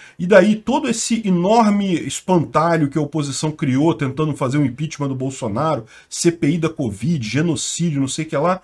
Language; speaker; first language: Portuguese; native; Portuguese